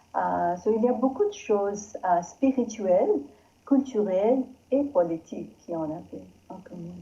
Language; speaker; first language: French; non-native, learner; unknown